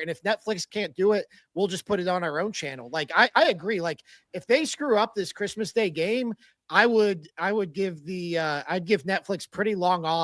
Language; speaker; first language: English; native; English